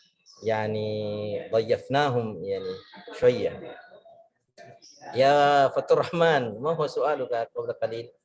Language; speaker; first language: Arabic; non-native, fluent; Indonesian